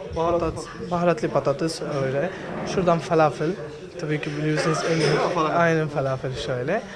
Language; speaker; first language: Turkish; non-native, learner; Arabic